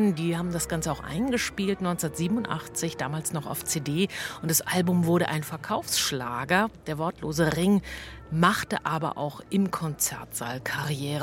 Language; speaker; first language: German; native; German